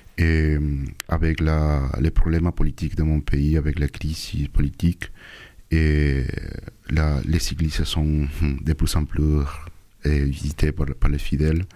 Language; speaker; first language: French; non-native, fluent; Spanish